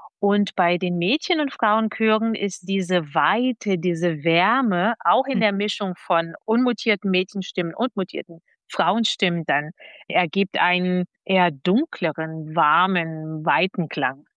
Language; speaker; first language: German; non-native, fluent; Portuguese